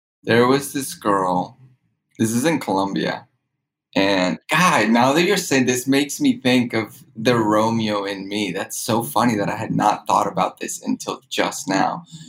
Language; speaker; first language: English; early bilingual, other home language; Spanish